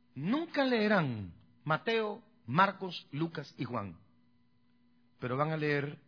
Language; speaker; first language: Spanish; native; Spanish